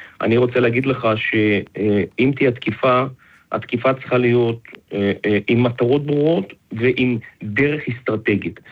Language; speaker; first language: Hebrew; non-native, fluent; Russian